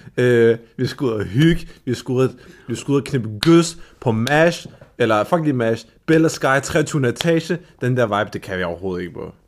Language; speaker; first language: Danish; early bilingual, other home language; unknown